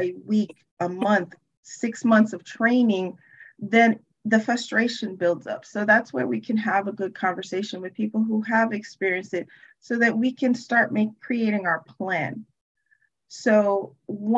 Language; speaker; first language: English; native; English